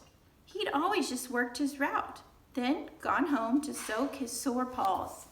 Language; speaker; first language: English; native; English